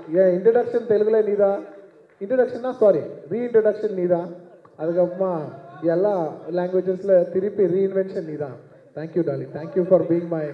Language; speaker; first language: Tamil; non-native, local second language; Telugu